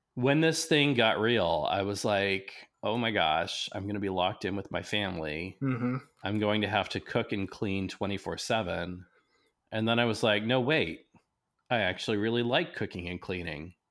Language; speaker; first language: English; native; English